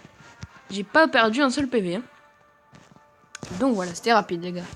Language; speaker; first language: French; native; French